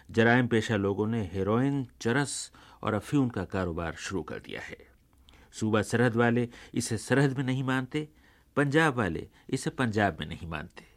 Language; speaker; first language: Urdu; native; Urdu